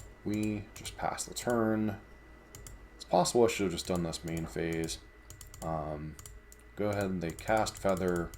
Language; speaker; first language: English; native; English